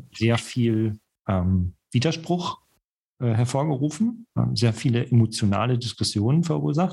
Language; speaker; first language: German; native; German